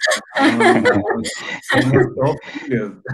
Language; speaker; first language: Portuguese; non-native, local second language; Hindi